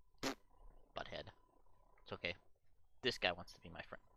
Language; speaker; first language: English; native; English